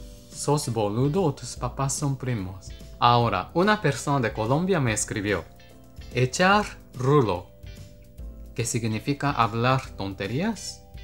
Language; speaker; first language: Spanish; non-native, fluent; Japanese